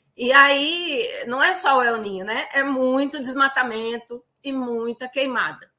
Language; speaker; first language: Portuguese; native; Portuguese